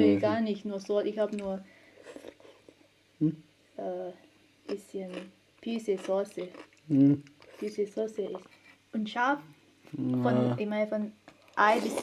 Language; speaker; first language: German; non-native, learner; Thai